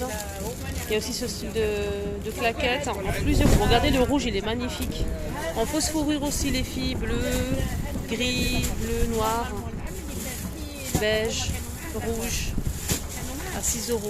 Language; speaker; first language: French; native; French